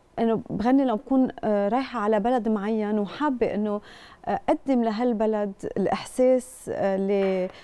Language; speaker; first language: Arabic; native; Arabic